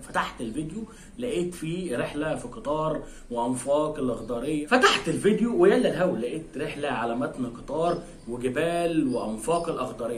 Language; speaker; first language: Arabic; native; Arabic